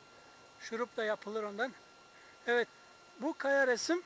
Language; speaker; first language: Turkish; non-native, fluent; English